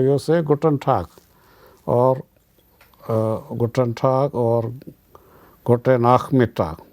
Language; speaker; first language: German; non-native, fluent; Malayalam